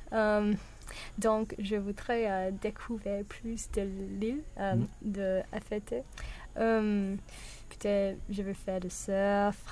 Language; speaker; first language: French; non-native, learner; English